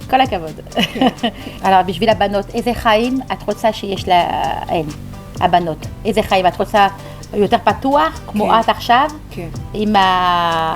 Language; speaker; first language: Hebrew; non-native, learner; French